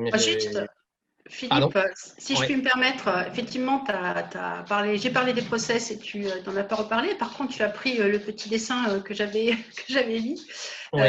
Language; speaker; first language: French; native; French